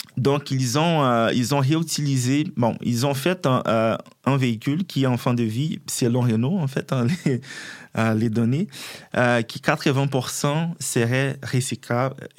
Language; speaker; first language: French; non-native, fluent; Portuguese